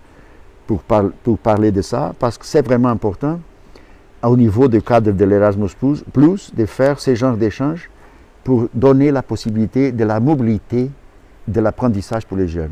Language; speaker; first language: French; non-native, fluent; Portuguese